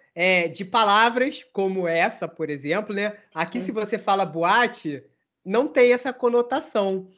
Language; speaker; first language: Portuguese; native; Portuguese